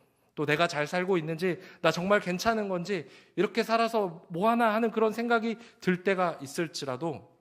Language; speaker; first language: Korean; native; Korean